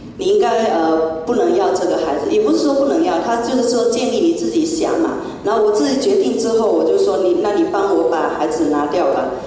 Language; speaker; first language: Chinese; native; Chinese